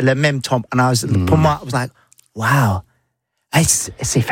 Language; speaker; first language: French; non-native, learner; English